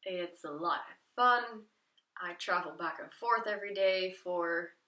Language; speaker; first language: English; non-native, fluent; Dutch